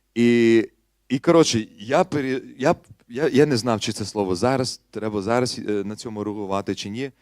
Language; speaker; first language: Ukrainian; non-native, fluent; English